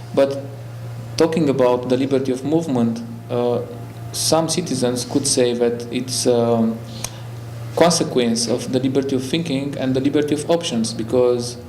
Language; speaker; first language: English; non-native, fluent; Romanian